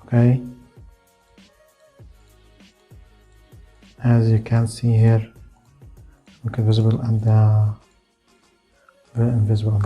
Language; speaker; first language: English; non-native, fluent; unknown